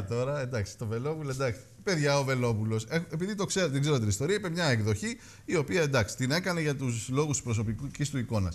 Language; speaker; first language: Greek; native; Greek